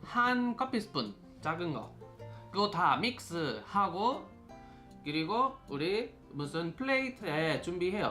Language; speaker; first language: Korean; non-native, fluent; Spanish